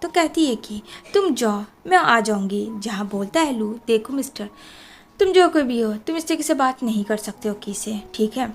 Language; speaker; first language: Hindi; native; Hindi